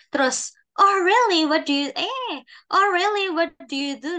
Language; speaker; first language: English; non-native, fluent; Indonesian